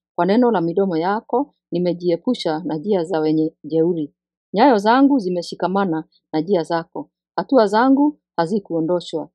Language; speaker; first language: Swahili; non-native, local second language; Kikuyu